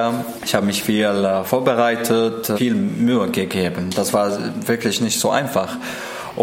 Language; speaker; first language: German; non-native, fluent; Arabic